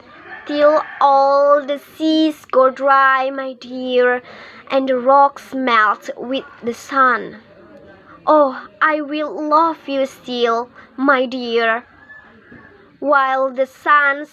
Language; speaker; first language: English; non-native, learner; Indonesian